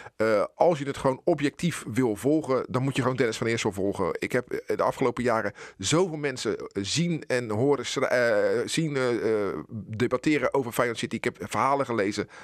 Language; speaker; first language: Dutch; native; Dutch